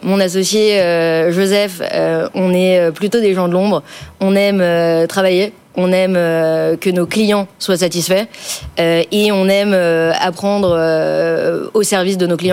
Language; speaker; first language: French; native; French